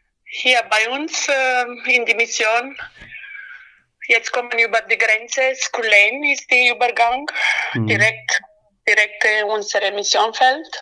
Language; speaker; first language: German; non-native, learner; Romanian